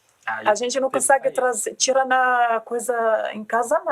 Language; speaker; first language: Portuguese; non-native, learner; Arabic